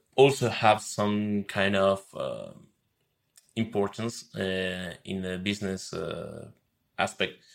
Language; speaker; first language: English; non-native, fluent; Spanish